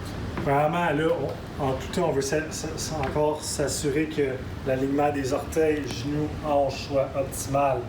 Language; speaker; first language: French; native; French